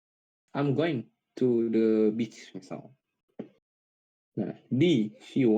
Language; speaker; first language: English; non-native, learner; Indonesian